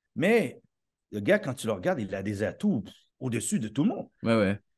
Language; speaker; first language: French; native; French